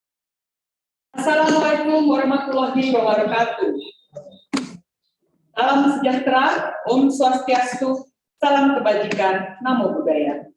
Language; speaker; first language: Indonesian; native; Indonesian